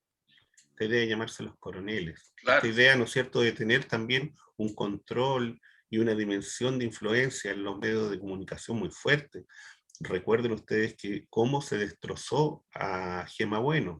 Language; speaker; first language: Spanish; native; Spanish